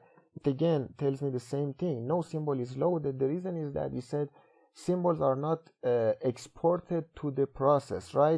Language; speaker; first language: English; non-native, fluent; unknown